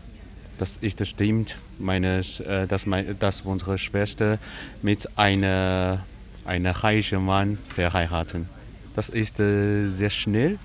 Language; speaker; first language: German; non-native, learner; Chinese